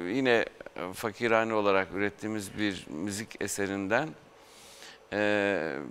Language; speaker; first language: Turkish; native; Turkish